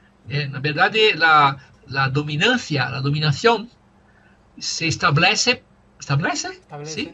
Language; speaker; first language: Spanish; non-native, fluent; Portuguese